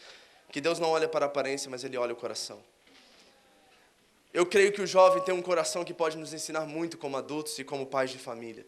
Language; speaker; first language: Portuguese; native; Portuguese